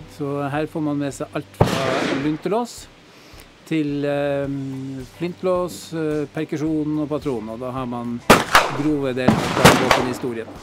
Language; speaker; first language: Norwegian; native; Norwegian